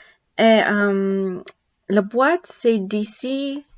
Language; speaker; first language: French; non-native, learner; English